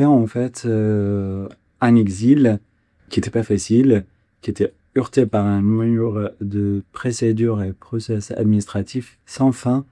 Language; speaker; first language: French; non-native, fluent; Kurdish